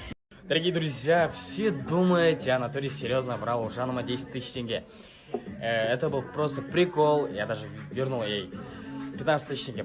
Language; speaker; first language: Russian; non-native, local second language; Kazakh